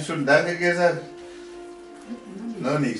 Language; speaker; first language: German; non-native, learner; Portuguese